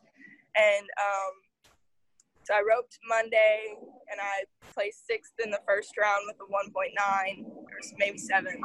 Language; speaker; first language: English; native; English